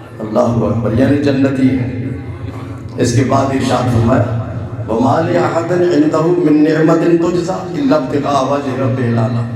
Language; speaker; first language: Urdu; non-native, local second language; Punjabi